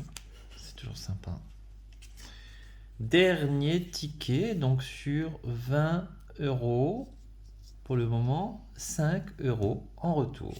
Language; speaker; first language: French; native; French